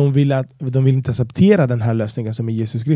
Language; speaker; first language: Swedish; non-native, fluent; Spanish